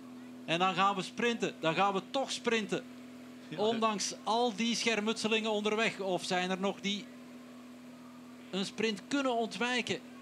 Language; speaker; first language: Dutch; native; Dutch